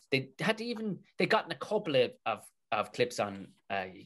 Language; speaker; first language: English; native; English